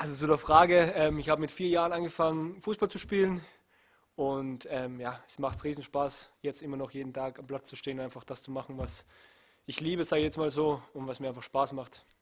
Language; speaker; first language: German; native; German